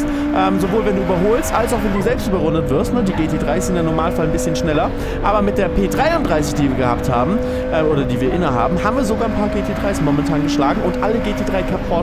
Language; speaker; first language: German; native; German